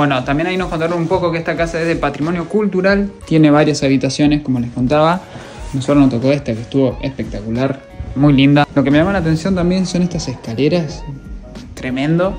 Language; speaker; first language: Spanish; native; Spanish